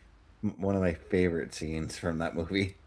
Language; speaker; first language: English; native; English